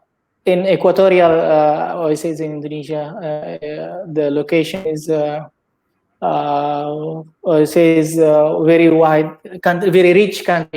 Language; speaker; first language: English; non-native, learner; Indonesian